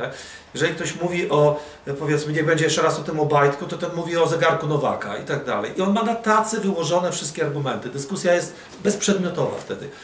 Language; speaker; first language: Polish; early bilingual, other home language; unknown